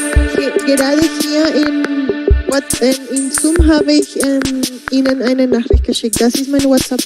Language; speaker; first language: German; non-native, fluent; Spanish